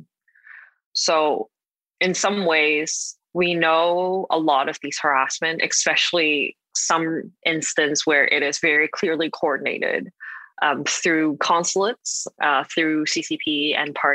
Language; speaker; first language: English; non-native, local second language; Cantonese